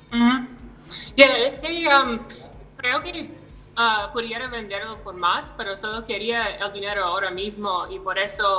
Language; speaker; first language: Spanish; non-native, learner; English